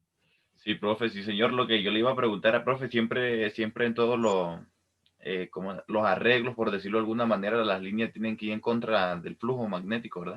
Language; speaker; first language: Spanish; native; Spanish